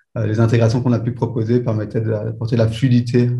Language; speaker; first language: French; native; French